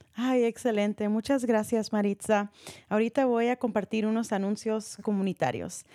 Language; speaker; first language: Spanish; early bilingual, heritage; Spanish